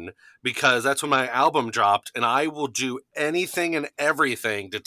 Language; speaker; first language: English; native; English